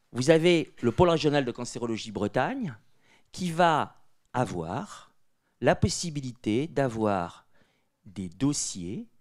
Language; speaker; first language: French; native; French